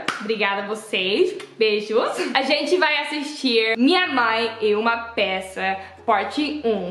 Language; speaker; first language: Portuguese; non-native, learner; Dutch